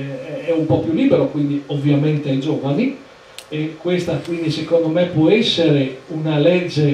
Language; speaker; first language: Italian; native; Italian